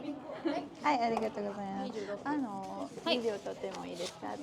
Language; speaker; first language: Japanese; non-native, learner; Filipino